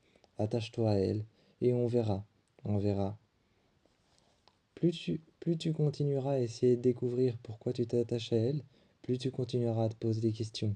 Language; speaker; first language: French; native; French